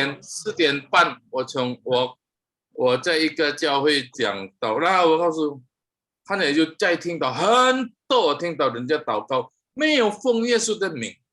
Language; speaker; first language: Chinese; early bilingual, heritage; Chinese